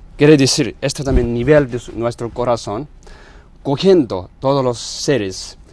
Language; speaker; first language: Spanish; non-native, learner; Tibetan